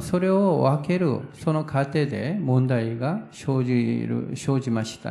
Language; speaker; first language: Japanese; non-native, fluent; Korean